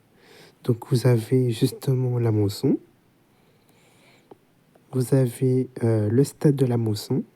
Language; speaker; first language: French; native; French